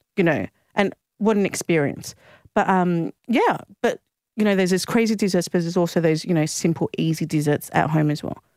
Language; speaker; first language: English; non-native, local second language; Greek